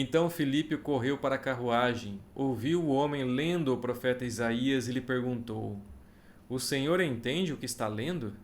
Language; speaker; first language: Portuguese; native; Portuguese